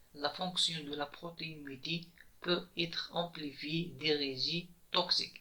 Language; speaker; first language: French; non-native, local second language; Arabic